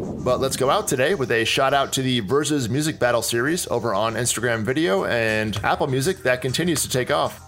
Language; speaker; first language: English; native; English